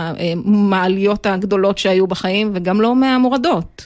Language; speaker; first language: Hebrew; native; Hebrew